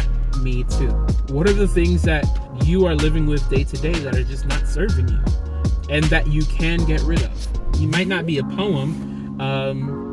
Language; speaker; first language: English; native; English